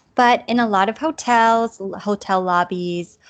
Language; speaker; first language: English; native; English